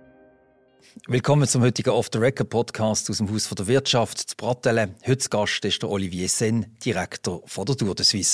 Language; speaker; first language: German; native; German